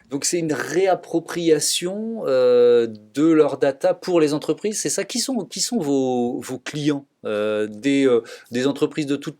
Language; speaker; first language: French; native; French